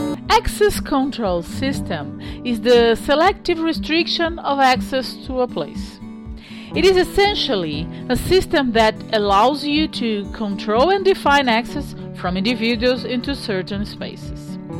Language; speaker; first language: English; non-native, fluent; Portuguese